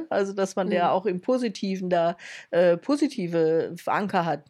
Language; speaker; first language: German; native; German